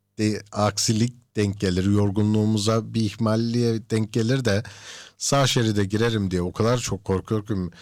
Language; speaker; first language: Turkish; early bilingual, heritage; Turkish